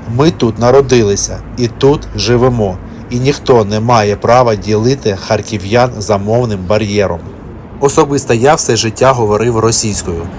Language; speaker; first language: Ukrainian; non-native, local second language; Russian